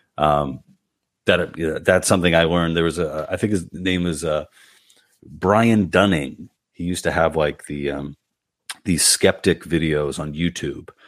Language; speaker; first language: English; native; English